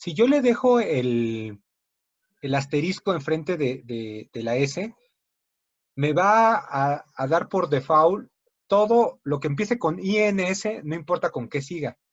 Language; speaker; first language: Spanish; native; Spanish